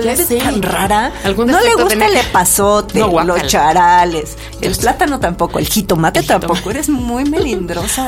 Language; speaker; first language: Spanish; native; Spanish